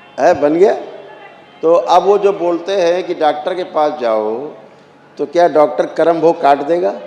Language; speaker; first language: Hindi; native; Hindi